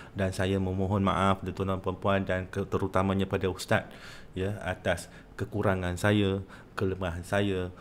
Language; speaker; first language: Malay; non-native, local second language; Chinese